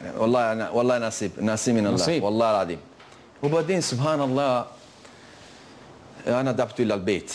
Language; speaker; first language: Arabic; non-native, learner; Italian